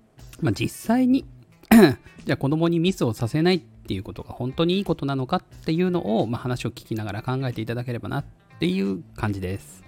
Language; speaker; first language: Japanese; native; Japanese